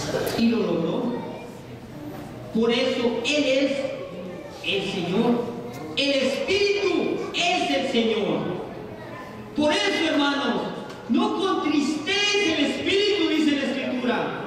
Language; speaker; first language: Spanish; native; Spanish